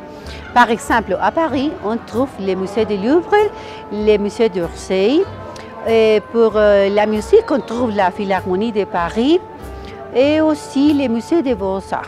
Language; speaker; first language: French; non-native, fluent; Spanish